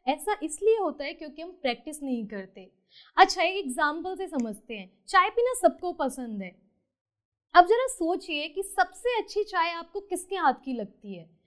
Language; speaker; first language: Hindi; native; Hindi